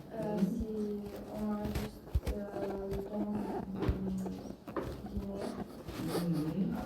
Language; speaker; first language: French; non-native, learner; Bulgarian